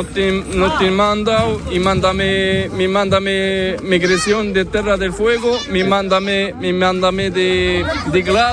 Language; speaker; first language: Spanish; non-native, learner; Arabic